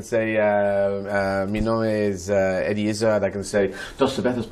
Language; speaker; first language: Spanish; non-native, learner; English